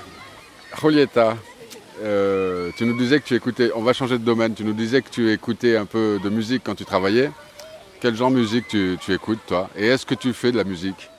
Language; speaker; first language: French; native; French